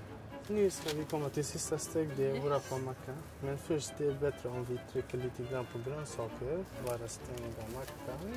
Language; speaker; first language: Swedish; non-native, fluent; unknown